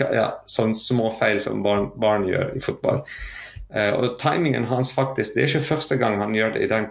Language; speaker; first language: Norwegian; non-native, fluent; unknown